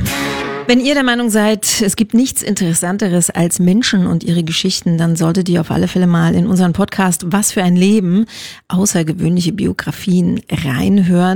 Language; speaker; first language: German; native; German